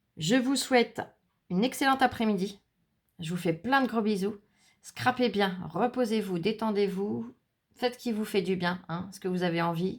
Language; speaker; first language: French; native; French